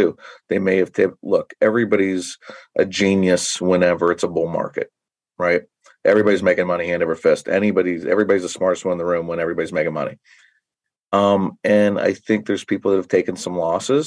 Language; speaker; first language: English; native; English